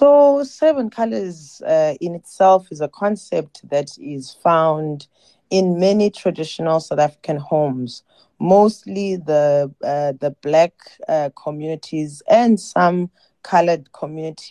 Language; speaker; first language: English; non-native, local second language; Xhosa